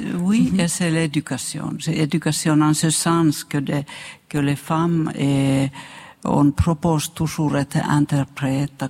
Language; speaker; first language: French; non-native, fluent; Finnish